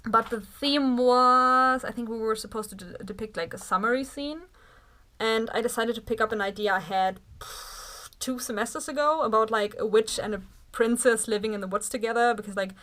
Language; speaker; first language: English; non-native, fluent; German